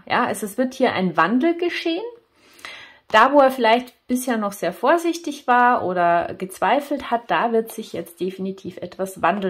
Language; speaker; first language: German; native; German